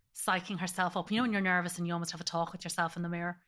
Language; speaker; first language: English; native; English